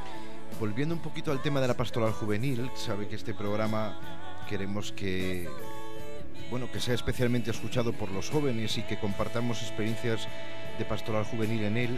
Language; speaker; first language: Spanish; native; Spanish